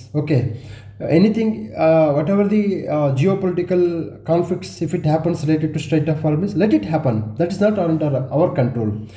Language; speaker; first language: English; non-native, local second language; Kannada